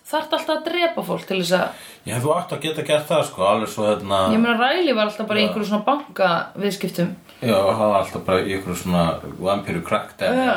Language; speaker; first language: Icelandic; non-native, fluent; Italian